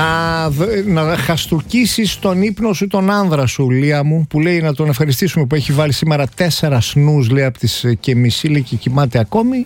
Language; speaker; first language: Greek; native; Greek